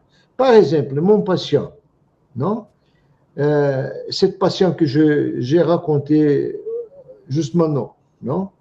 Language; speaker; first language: French; non-native, fluent; Portuguese